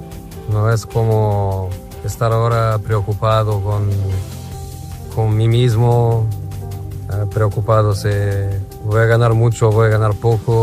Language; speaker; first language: Spanish; non-native, fluent; Portuguese